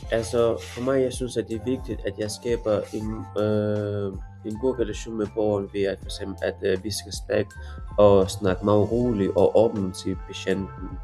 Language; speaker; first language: Danish; non-native, fluent; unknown